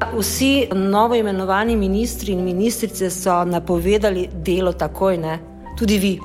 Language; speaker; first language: Slovenian; native; Slovenian